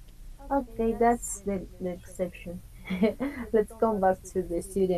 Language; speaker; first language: English; non-native, fluent; Spanish